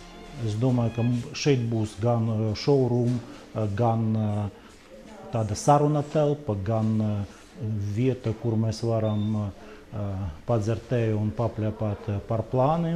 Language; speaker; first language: Latvian; non-native, local second language; Russian